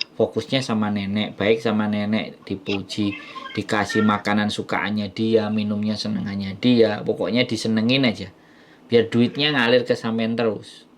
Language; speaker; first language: Indonesian; non-native, local second language; Javanese